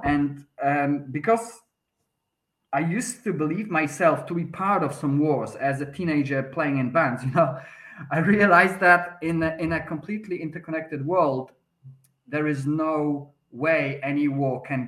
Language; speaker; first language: English; non-native, fluent; Polish